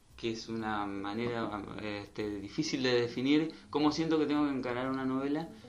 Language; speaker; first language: Spanish; native; Spanish